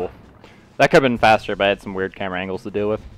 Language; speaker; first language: English; native; English